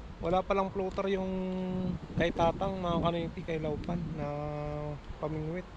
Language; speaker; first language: Filipino; native; Filipino